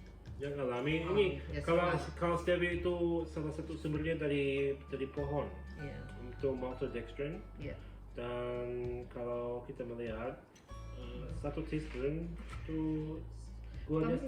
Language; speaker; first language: Indonesian; non-native, fluent; English